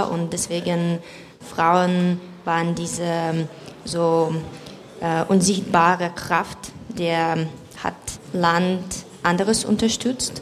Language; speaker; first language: German; non-native, fluent; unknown